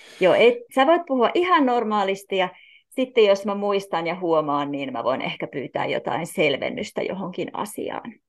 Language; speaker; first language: Finnish; native; Finnish